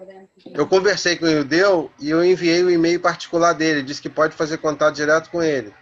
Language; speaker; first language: Portuguese; native; Portuguese